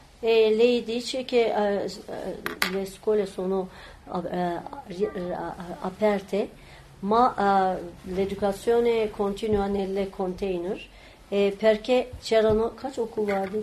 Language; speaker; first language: Italian; non-native, learner; Turkish